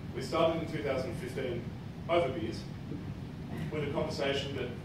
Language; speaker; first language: English; native; English